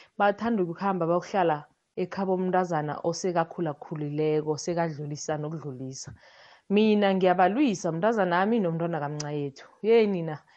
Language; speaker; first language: Zulu; non-native, local second language; South Ndebele